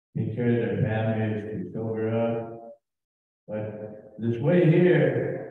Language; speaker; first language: English; native; English